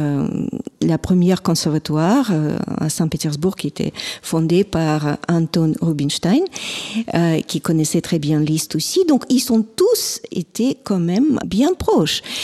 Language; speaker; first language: French; non-native, fluent; Russian